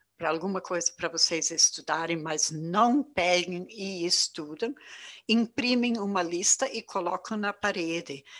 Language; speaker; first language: Portuguese; non-native, fluent; German